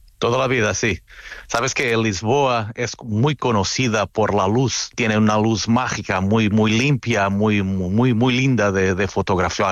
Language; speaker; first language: Spanish; non-native, fluent; Portuguese